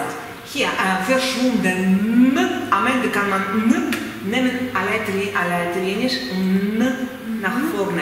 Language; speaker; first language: German; non-native, fluent; Russian